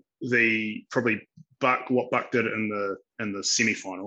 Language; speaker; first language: English; native; English